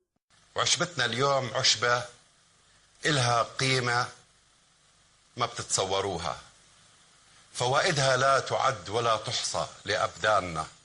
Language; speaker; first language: Arabic; native; Arabic